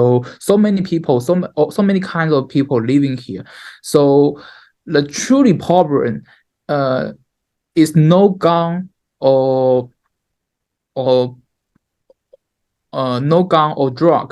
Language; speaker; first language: English; non-native, learner; Chinese